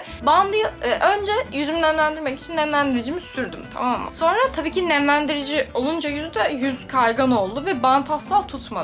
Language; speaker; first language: Turkish; native; Turkish